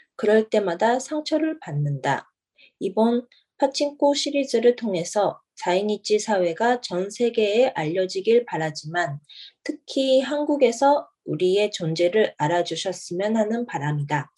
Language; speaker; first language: Korean; early bilingual, other home language; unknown